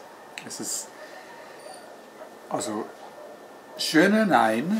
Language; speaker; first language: German; non-native, fluent; English